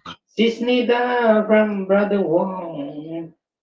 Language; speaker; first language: English; non-native, local second language; Filipino